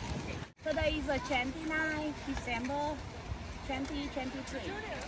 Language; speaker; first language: English; non-native, learner; Vietnamese